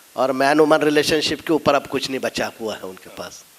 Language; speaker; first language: Hindi; non-native, local second language; Marathi